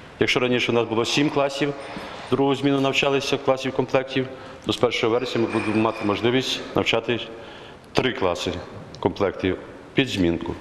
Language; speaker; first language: Ukrainian; native; Ukrainian